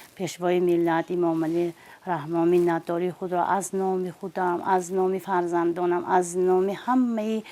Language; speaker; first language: Tajik; native; Tajik